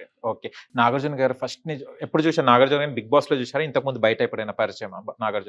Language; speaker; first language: Telugu; native; Telugu